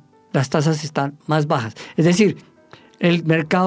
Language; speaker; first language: Spanish; native; Spanish